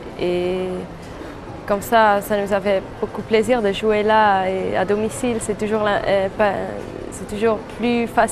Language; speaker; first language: French; non-native, fluent; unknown